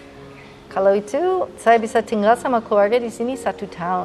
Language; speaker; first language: Indonesian; non-native, fluent; English